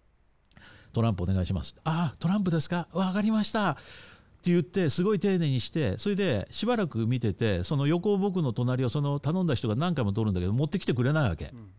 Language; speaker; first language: Japanese; native; Japanese